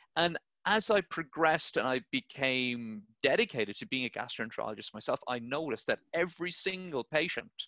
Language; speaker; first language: English; native; English